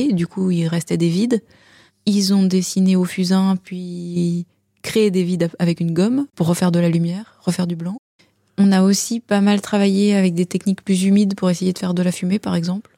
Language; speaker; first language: French; native; French